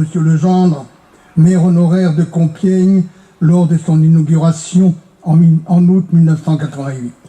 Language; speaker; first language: French; native; French